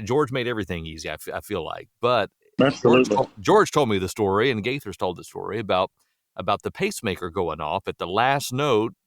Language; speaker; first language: English; native; English